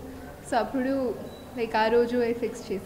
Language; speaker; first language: Telugu; non-native, local second language; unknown